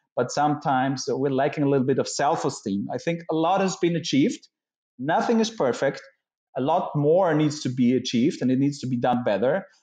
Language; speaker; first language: English; non-native, fluent; German